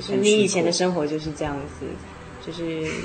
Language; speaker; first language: Chinese; native; Chinese